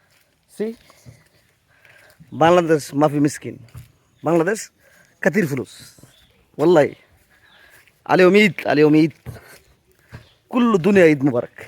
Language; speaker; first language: Arabic; non-native, learner; Bangla